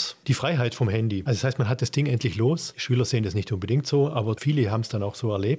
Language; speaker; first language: German; native; German